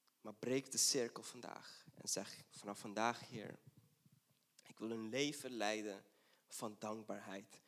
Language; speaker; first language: Dutch; non-native, fluent; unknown